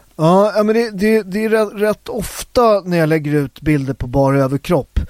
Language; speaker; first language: Swedish; early bilingual, other home language; Italian